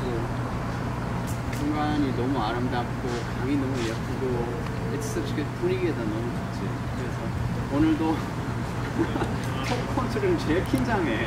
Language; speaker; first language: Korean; early bilingual, heritage; English